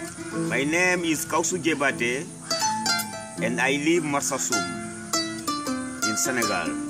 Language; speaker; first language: English; non-native, learner; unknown